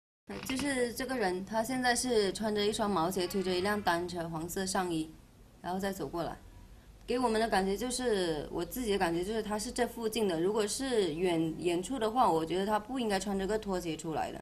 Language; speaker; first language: Chinese; native; Chinese